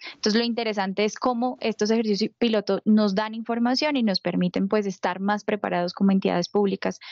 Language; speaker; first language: Spanish; native; Spanish